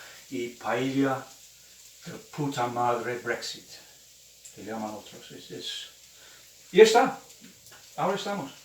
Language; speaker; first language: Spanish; non-native, fluent; English